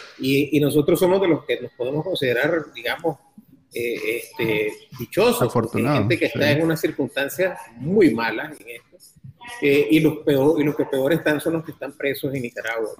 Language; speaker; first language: Spanish; native; Spanish